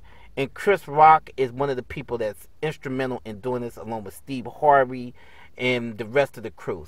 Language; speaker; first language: English; native; English